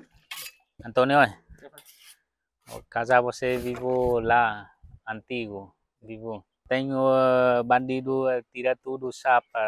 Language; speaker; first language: Portuguese; non-native, local second language; Vietnamese